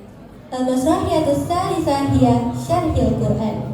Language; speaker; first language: Arabic; non-native, learner; Indonesian